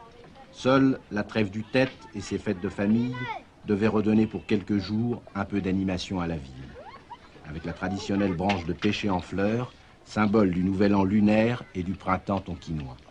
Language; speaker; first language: French; native; French